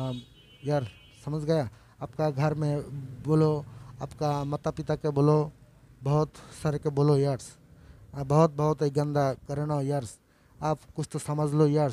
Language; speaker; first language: Hindi; non-native, learner; Bangla